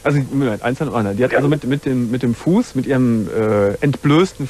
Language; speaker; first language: German; native; German